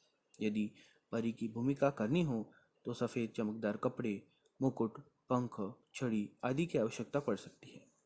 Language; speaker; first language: Hindi; non-native, local second language; Marathi